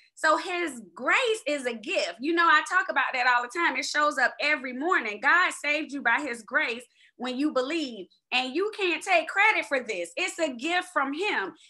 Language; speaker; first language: English; native; English